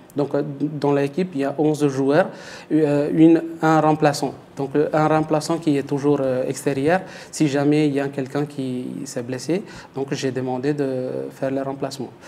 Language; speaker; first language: French; non-native, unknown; Tamil